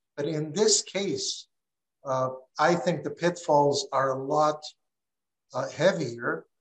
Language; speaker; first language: English; early bilingual, other home language; Armenian